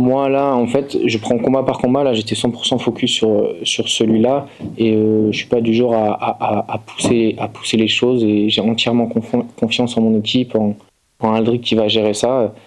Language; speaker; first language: French; native; French